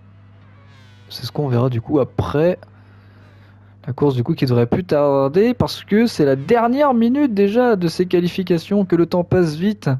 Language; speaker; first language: French; native; French